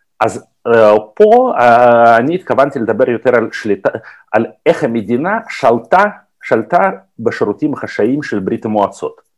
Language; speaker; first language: Hebrew; non-native, fluent; Russian